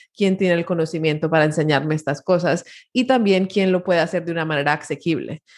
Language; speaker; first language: Spanish; early bilingual, heritage; Spanish